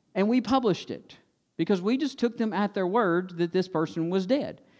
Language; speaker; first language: English; native; English